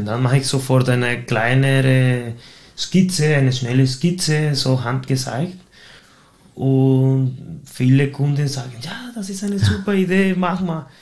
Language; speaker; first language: German; non-native, fluent; Spanish